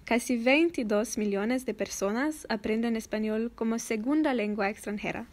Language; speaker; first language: Spanish; non-native, learner; Slovenian